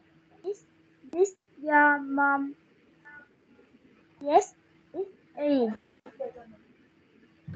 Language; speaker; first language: English; non-native, learner; Vietnamese